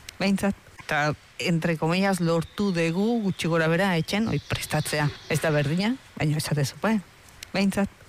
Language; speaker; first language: Basque; early bilingual, heritage; Spanish